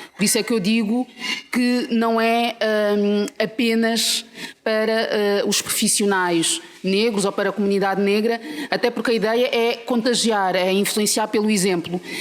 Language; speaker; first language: Portuguese; native; Portuguese